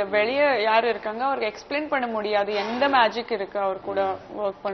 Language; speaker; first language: Tamil; non-native, fluent; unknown